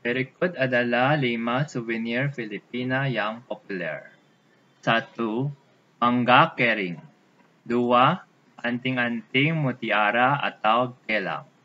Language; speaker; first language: Indonesian; non-native, learner; Filipino